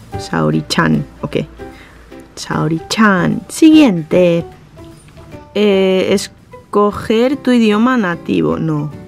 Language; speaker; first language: Spanish; non-native, fluent; Japanese